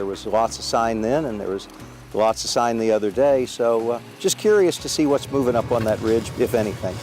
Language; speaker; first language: English; native; English